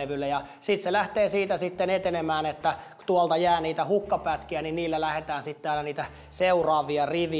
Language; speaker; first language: Finnish; native; Finnish